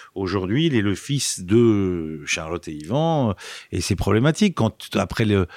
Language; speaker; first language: French; native; French